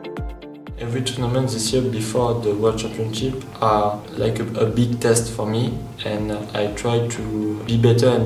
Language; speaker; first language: English; non-native, fluent; French